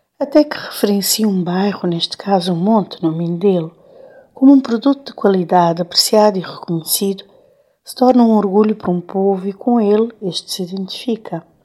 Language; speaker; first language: Portuguese; non-native, local second language; Kabuverdianu